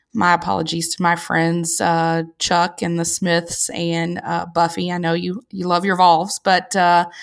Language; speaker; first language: English; native; English